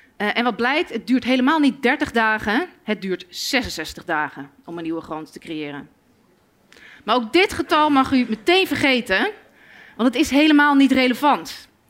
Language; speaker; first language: Dutch; native; Dutch